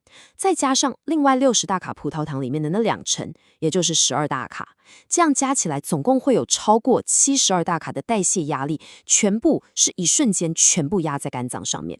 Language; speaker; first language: Chinese; native; Chinese